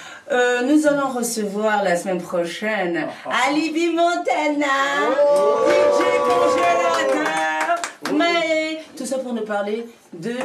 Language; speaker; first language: French; native; French